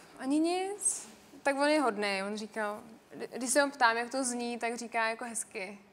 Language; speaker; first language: Czech; native; Czech